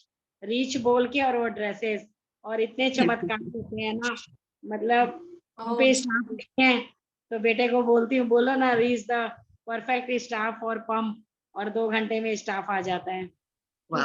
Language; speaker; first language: Hindi; native; Hindi